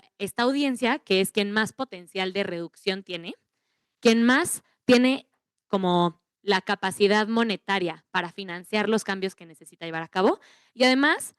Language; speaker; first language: Spanish; native; Spanish